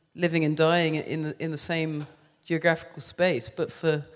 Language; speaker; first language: English; native; English